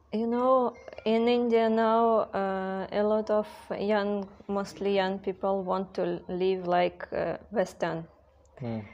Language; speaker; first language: English; non-native, learner; Russian